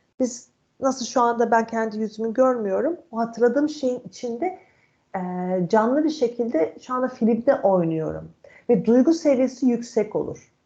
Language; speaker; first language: Turkish; native; Turkish